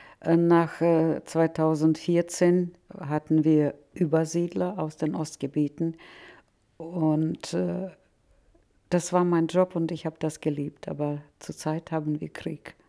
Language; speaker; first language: German; non-native, fluent; Russian